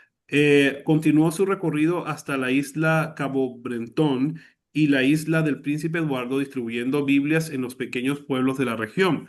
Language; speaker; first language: Spanish; native; Spanish